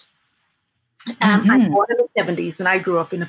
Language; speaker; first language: English; native; English